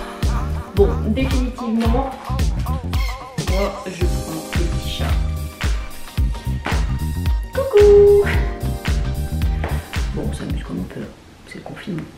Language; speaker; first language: French; native; French